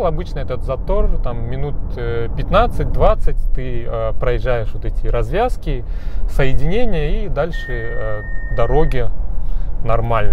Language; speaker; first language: Russian; native; Russian